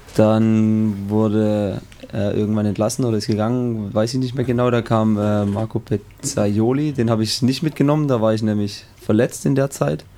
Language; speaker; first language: German; native; German